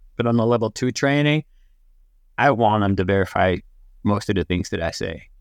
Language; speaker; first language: English; non-native, fluent; Dutch